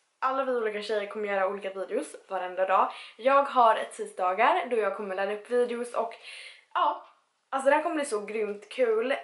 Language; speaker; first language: Swedish; early bilingual, other home language; Spanish